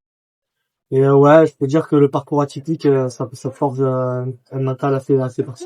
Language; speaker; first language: French; native; French